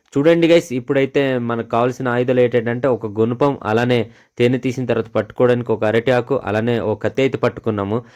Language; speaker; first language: Telugu; non-native, local second language; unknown